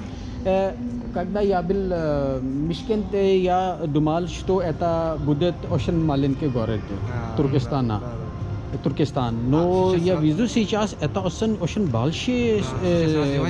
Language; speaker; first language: Russian; non-native, learner; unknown